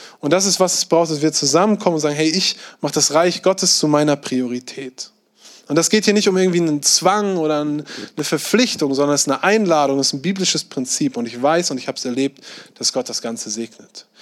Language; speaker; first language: German; native; German